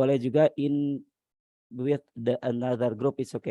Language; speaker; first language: English; non-native, learner; Indonesian